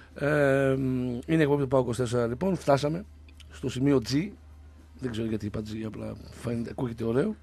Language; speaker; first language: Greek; native; Greek